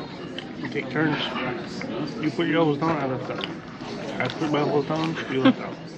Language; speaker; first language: English; native; English